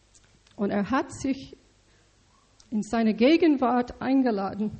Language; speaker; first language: German; non-native, learner; English